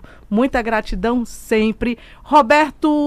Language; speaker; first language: Portuguese; native; Portuguese